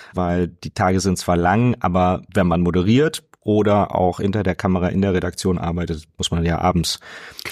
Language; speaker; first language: German; native; German